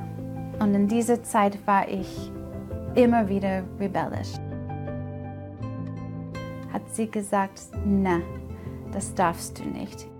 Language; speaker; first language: German; non-native, fluent; English